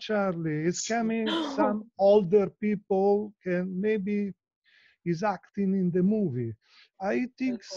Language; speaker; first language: English; non-native, learner; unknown